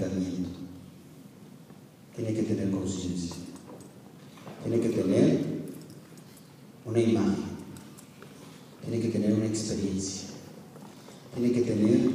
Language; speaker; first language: Spanish; native; Spanish